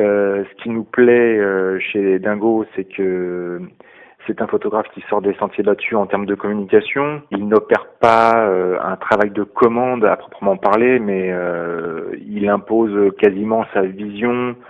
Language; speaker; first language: French; native; French